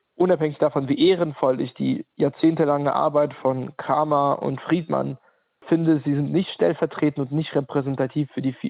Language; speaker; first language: German; non-native, fluent; Ukrainian